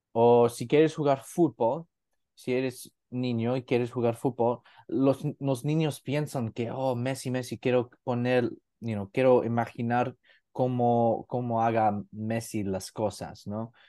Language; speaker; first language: Spanish; non-native, learner; English